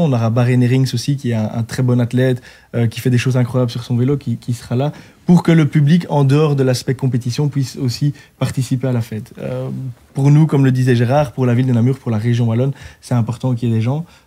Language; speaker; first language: French; native; French